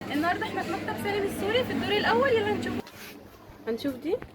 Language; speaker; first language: Arabic; native; Arabic